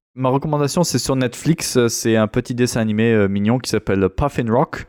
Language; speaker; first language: French; native; French